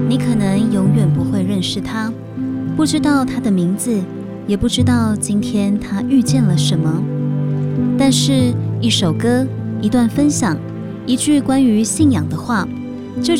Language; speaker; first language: Chinese; native; Chinese